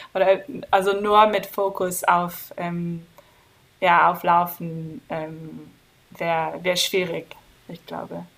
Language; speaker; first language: German; non-native, fluent; English